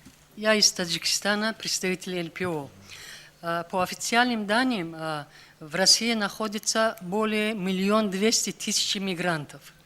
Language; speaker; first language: Russian; non-native, local second language; Tajik